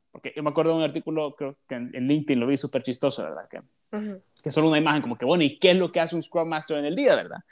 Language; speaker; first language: Spanish; native; Spanish